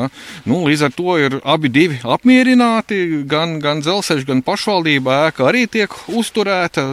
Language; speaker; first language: Latvian; native; Latvian